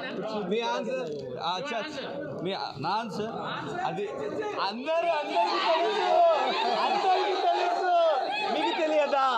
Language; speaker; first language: Telugu; non-native, learner; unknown